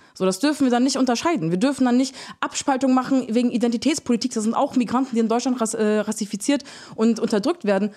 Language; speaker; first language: German; early bilingual, other home language; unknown